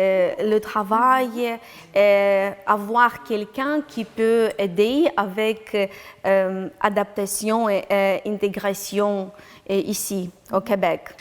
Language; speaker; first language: French; non-native, learner; Ukrainian